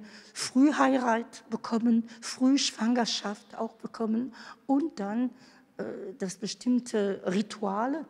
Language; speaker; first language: German; non-native, fluent; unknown